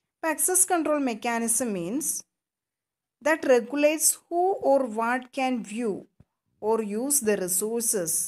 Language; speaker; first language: English; non-native, local second language; Malayalam